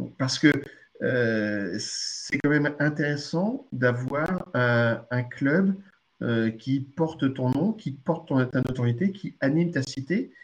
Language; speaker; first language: French; early bilingual, other home language; Arabic